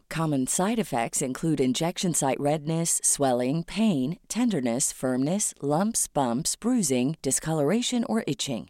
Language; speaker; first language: English; native; English